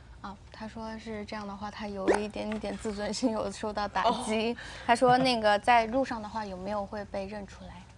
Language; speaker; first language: Chinese; non-native, fluent; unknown